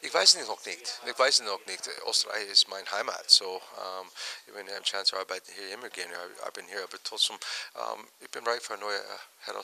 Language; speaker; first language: German; non-native, learner; English